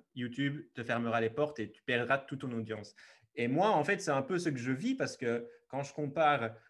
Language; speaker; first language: French; native; French